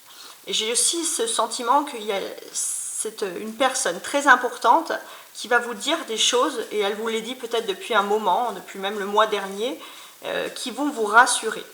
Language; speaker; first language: French; native; French